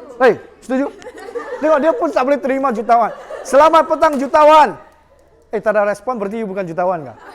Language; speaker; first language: Malay; non-native, local second language; Chinese